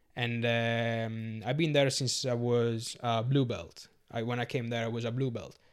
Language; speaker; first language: English; non-native, learner; Italian